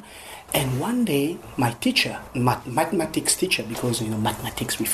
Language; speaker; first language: English; non-native, learner; French